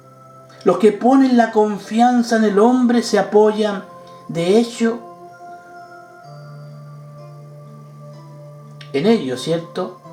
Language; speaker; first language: Spanish; native; Spanish